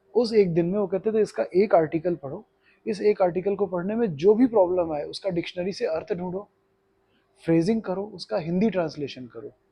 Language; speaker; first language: Hindi; native; Hindi